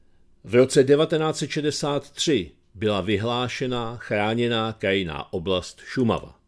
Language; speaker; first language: Czech; native; Czech